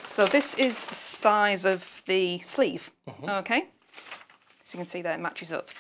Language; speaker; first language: English; native; English